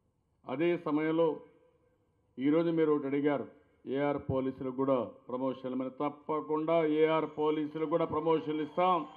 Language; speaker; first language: Telugu; native; Telugu